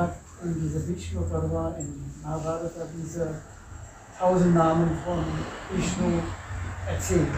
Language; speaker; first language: German; non-native, fluent; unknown